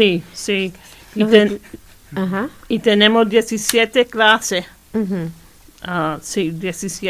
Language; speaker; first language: Spanish; early bilingual, heritage; Spanish